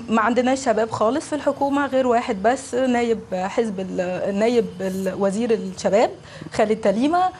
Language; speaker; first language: Arabic; native; Arabic